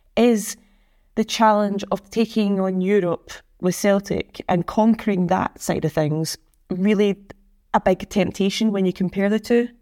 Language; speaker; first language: English; native; English